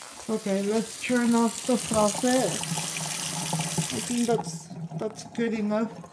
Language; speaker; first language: English; early bilingual, other home language; Spanish